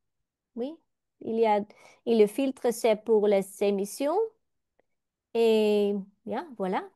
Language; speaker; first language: French; non-native, learner; Dutch